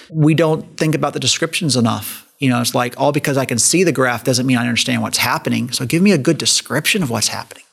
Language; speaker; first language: English; native; English